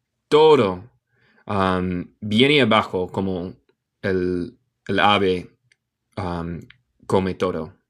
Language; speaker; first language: Spanish; non-native, learner; English